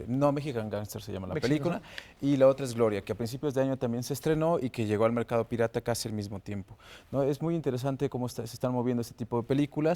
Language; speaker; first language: Spanish; native; Spanish